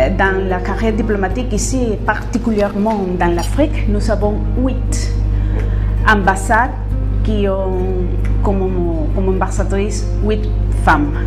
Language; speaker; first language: French; non-native, fluent; Spanish